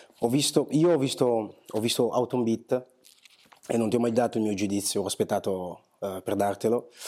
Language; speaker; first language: Italian; early bilingual, other home language; Portuguese